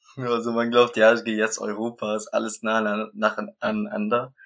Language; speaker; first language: German; non-native, learner; Arabic